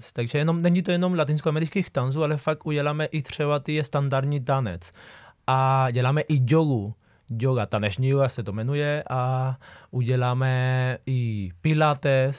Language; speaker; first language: Czech; non-native, fluent; Spanish